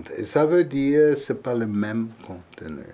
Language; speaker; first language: French; non-native, fluent; German